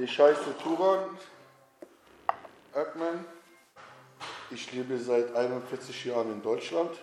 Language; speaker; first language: German; non-native, fluent; Turkish